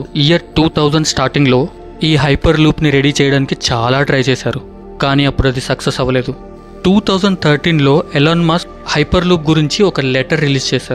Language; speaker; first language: Telugu; native; Telugu